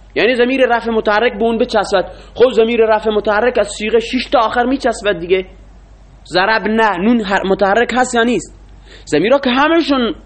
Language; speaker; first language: Persian; non-native, local second language; Baluchi